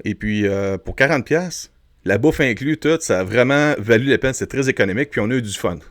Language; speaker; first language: French; native; French